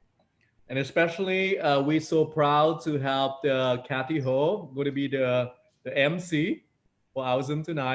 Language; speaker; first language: English; non-native, fluent; Vietnamese